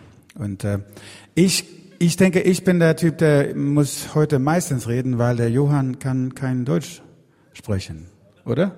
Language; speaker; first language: German; non-native, learner; Swedish